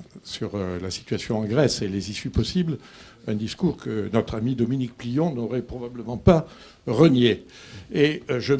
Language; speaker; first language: French; native; French